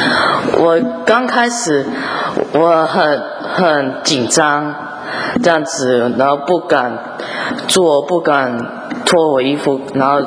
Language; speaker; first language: Chinese; early bilingual, heritage; English